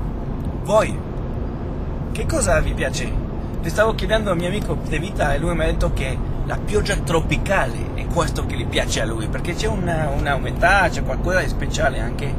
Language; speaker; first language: Italian; non-native, fluent; Spanish